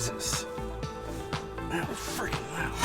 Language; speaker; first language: English; native; English